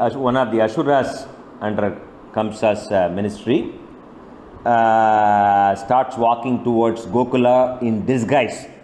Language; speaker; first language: English; non-native, local second language; Tamil